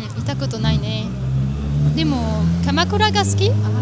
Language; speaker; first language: Japanese; non-native, fluent; French